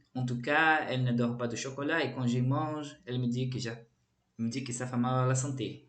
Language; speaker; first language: French; non-native, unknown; Portuguese